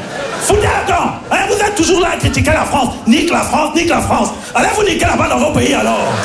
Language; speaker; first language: French; early bilingual, other home language; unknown